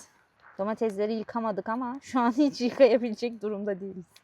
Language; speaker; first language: Turkish; native; Turkish